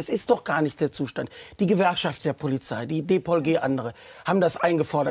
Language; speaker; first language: German; native; German